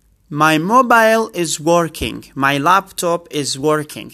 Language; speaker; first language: English; non-native, fluent; Central Kurdish